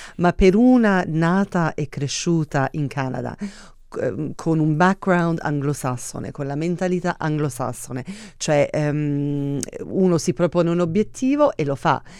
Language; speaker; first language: Italian; early bilingual, heritage; Italian